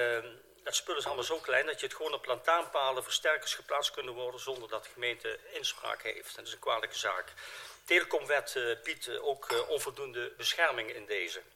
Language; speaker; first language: Dutch; native; Dutch